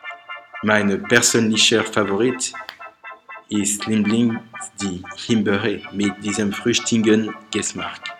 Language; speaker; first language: German; non-native, learner; French